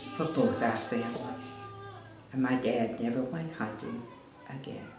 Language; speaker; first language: English; native; English